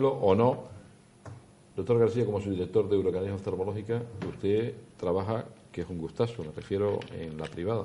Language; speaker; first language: Spanish; native; Spanish